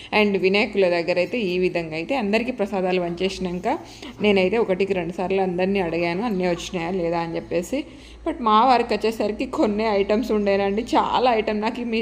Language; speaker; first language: Telugu; native; Telugu